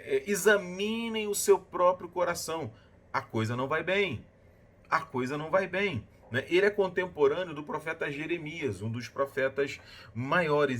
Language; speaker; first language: Portuguese; native; Portuguese